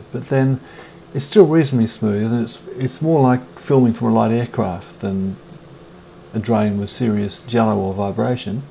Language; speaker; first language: English; native; English